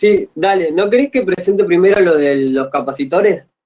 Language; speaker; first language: Spanish; native; Spanish